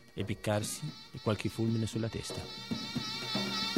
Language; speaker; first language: Italian; non-native, fluent; Arabic